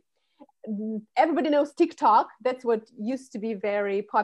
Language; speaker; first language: English; non-native, fluent; Russian